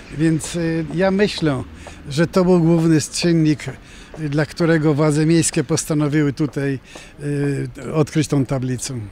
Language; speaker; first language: Polish; early bilingual, heritage; Polish